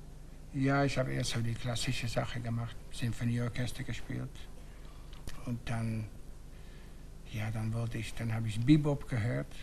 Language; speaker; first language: German; non-native, fluent; Dutch